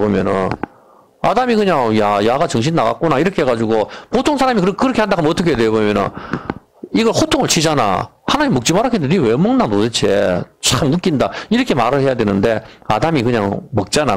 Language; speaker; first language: Korean; native; Korean